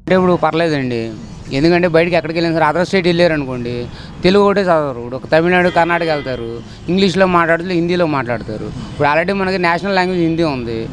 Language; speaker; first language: Telugu; native; Telugu